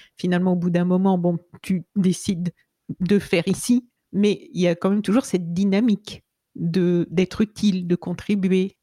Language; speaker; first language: French; native; French